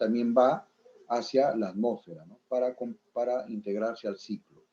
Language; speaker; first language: Spanish; native; Spanish